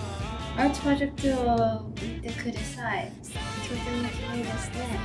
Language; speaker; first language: Japanese; non-native, learner; English